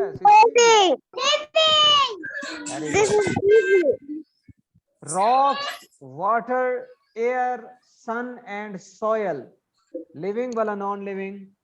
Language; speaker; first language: English; non-native, learner; Arabic